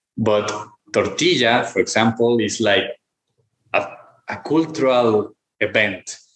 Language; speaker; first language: English; non-native, fluent; Spanish